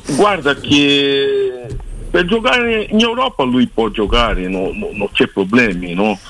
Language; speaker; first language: Italian; non-native, learner; Portuguese